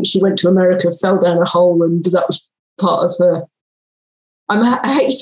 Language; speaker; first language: English; native; English